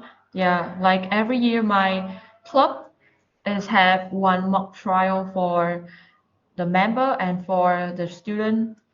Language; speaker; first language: English; non-native, learner; Vietnamese